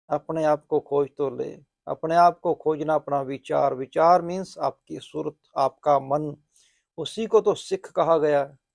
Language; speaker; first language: Hindi; non-native, local second language; Punjabi